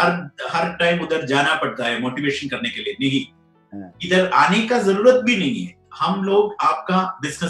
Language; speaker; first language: Hindi; non-native, local second language; Malayalam